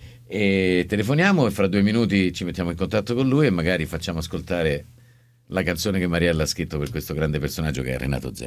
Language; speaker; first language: Italian; native; Italian